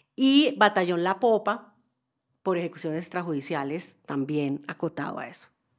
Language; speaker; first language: Spanish; native; Spanish